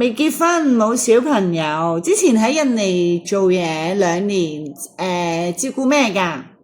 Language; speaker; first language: Cantonese; native; Cantonese